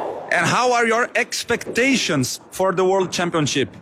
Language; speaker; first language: English; non-native, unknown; Portuguese